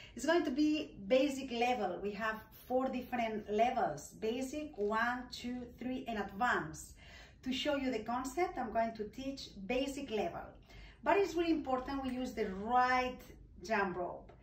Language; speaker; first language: English; non-native, fluent; Spanish